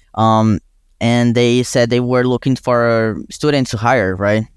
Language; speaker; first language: English; non-native, fluent; Portuguese